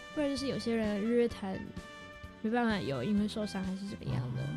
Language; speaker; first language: Chinese; non-native, local second language; English